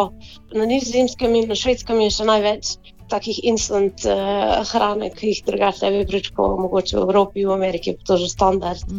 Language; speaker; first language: Slovenian; early bilingual, heritage; Slovenian